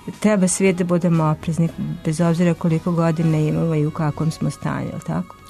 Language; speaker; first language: Serbian; native; Serbian